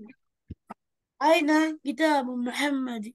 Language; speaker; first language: Arabic; non-native, learner; Urdu